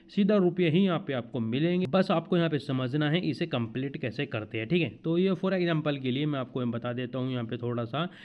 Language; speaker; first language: Hindi; native; Hindi